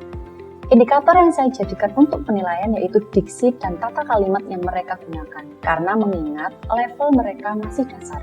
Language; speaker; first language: Indonesian; native; Indonesian